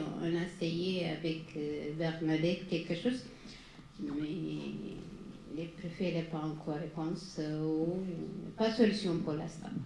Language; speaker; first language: French; non-native, learner; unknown